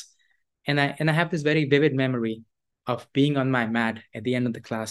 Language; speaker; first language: English; non-native, local second language; Hindi